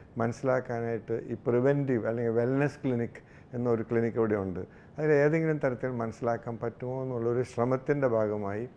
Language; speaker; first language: Malayalam; native; Malayalam